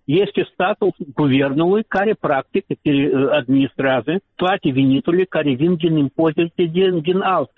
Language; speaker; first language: Romanian; non-native, local second language; Russian